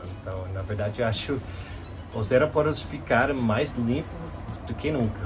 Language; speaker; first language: Portuguese; non-native, fluent; English